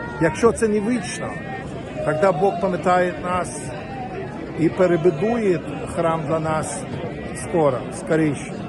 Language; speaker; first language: Ukrainian; non-native, learner; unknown